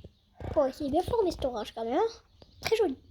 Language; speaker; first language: French; native; French